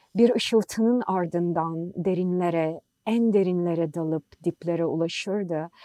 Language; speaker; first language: English; non-native, fluent; Turkish